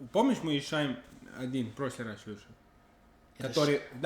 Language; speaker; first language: Russian; non-native, learner; English